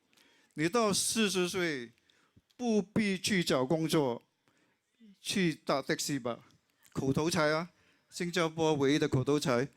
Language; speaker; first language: Chinese; non-native, local second language; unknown